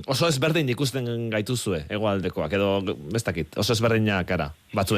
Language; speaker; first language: Basque; native; Basque